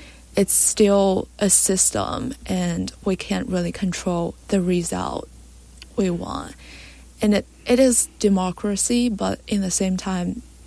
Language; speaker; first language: English; non-native, fluent; Chinese